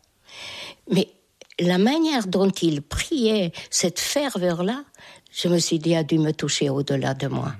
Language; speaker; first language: French; non-native, fluent; Hungarian